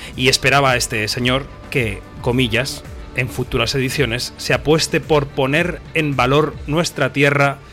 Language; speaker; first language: Spanish; native; Spanish